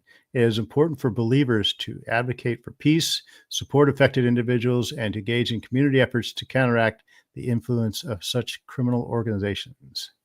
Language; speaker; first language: English; native; English